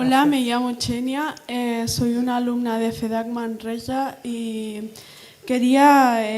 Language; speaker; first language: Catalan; non-native, local second language; Spanish